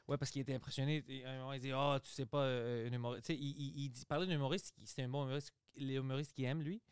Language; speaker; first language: French; early bilingual, other home language; Greek